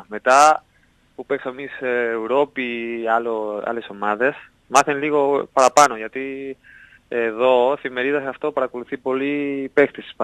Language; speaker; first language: Greek; non-native, learner; Spanish